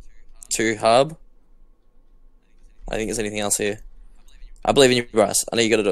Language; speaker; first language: English; native; English